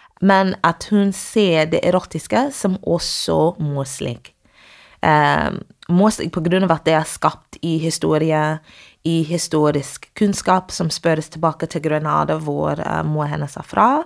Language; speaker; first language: Norwegian; non-native, fluent; English